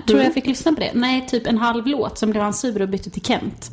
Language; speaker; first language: Swedish; native; Swedish